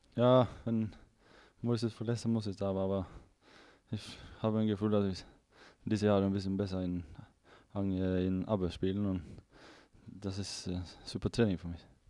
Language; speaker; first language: German; non-native, learner; Norwegian